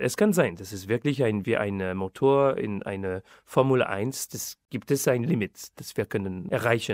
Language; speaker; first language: German; non-native, fluent; French